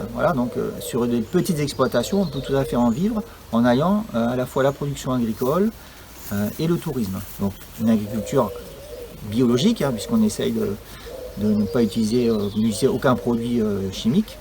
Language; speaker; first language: French; native; French